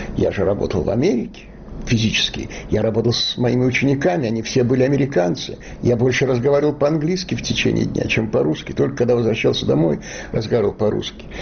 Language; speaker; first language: Russian; native; Russian